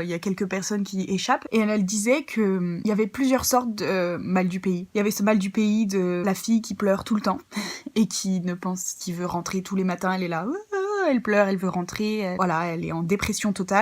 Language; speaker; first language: French; native; French